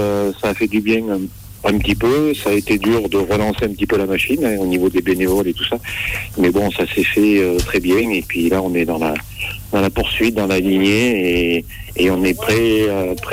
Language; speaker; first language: French; native; French